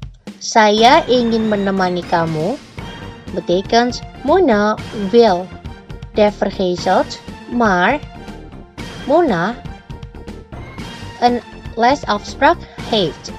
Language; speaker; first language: Dutch; non-native, fluent; Indonesian